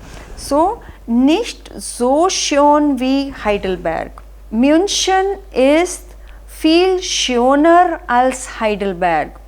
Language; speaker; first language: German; non-native, fluent; Hindi